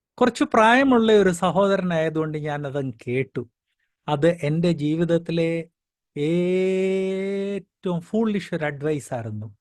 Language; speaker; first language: Malayalam; early bilingual, heritage; Malayalam